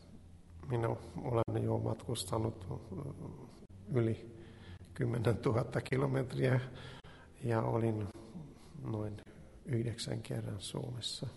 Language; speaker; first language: Finnish; non-native, learner; Hungarian